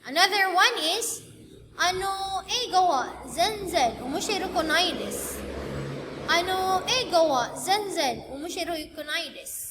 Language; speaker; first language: Japanese; non-native, fluent; Filipino